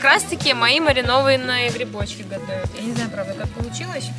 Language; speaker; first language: Russian; native; Russian